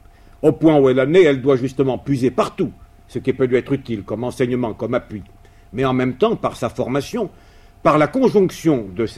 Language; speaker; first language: French; native; French